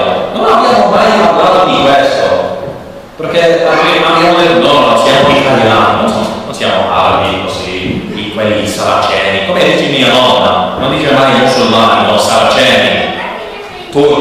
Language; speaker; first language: Italian; non-native, learner; English